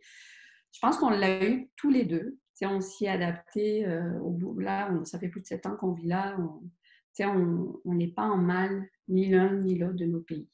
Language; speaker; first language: French; native; French